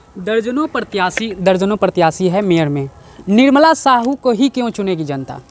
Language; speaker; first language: Hindi; native; Hindi